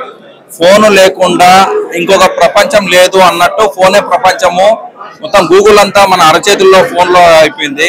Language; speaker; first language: Telugu; native; Telugu